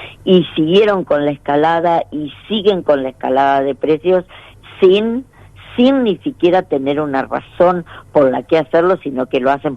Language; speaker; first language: Spanish; native; Spanish